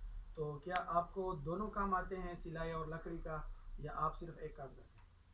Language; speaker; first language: Urdu; native; Urdu